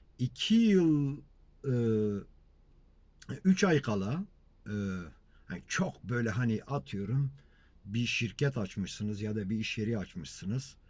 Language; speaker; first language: Turkish; non-native, local second language; Kurdish